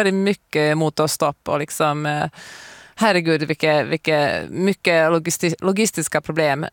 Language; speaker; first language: Swedish; native; Swedish